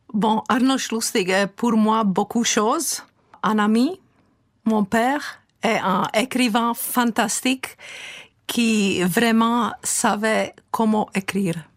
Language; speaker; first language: French; non-native, fluent; Czech